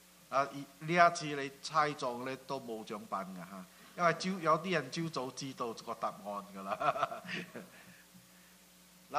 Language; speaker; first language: Cantonese; non-native, fluent; Min Nan Chinese